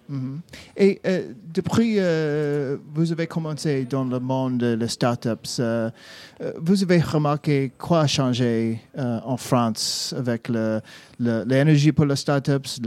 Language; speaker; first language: French; non-native, learner; English